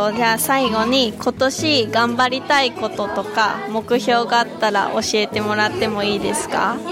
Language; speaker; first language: Japanese; native; Japanese